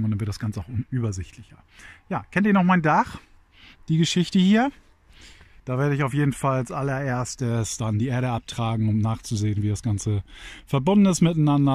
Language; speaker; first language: German; native; German